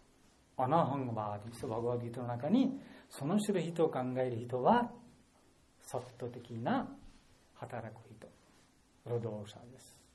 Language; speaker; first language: Japanese; non-native, learner; Bangla